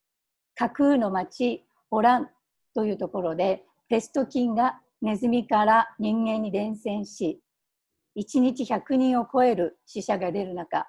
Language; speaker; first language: Japanese; native; Japanese